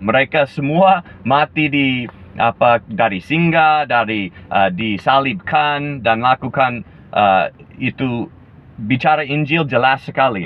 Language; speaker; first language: Indonesian; non-native, fluent; English